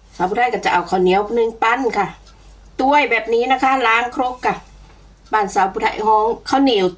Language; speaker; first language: Thai; non-native, local second language; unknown